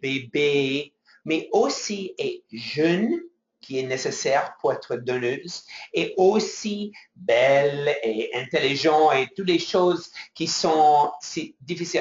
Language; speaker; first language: French; non-native, fluent; English